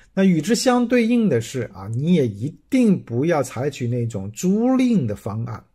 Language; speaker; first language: Chinese; native; Chinese